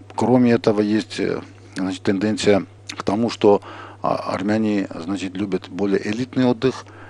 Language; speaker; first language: Russian; non-native, local second language; Armenian